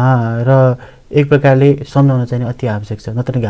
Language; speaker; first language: Nepali; native; Nepali